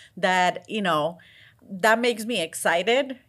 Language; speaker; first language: English; non-native, fluent; Spanish